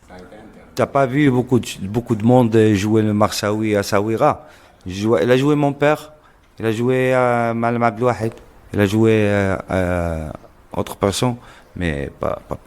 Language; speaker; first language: French; non-native, local second language; Arabic